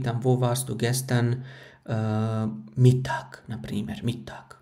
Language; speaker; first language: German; non-native, fluent; Bosnian